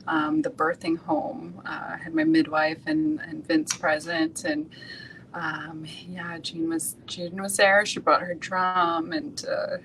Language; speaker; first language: English; native; English